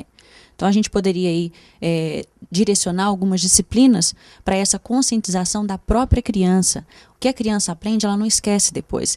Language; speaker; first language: Portuguese; native; Portuguese